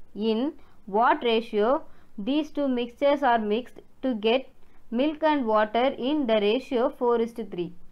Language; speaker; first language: English; non-native, local second language; Tamil